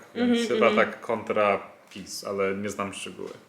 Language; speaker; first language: Polish; non-native, fluent; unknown